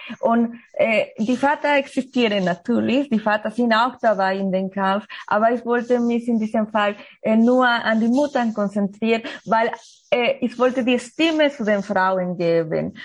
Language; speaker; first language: German; non-native, learner; Spanish